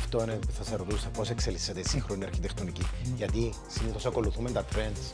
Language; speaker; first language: Greek; native; Greek